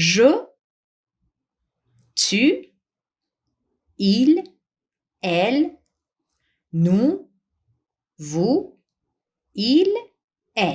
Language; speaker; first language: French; non-native, fluent; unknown